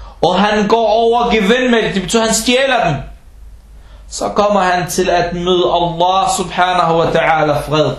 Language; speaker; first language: Danish; early bilingual, other home language; Arabic